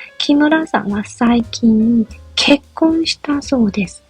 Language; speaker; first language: Japanese; non-native, fluent; Burmese